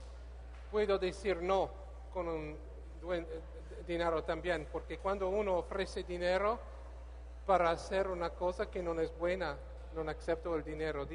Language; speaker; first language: Spanish; non-native, learner; English